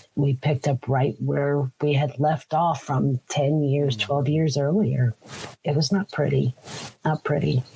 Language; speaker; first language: English; native; English